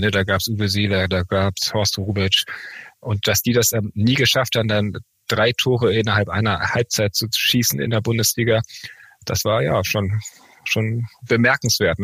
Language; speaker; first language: German; native; German